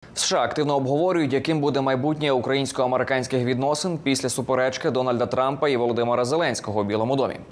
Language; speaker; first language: Ukrainian; native; Ukrainian